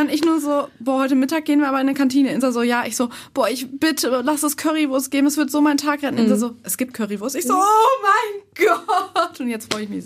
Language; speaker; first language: German; native; German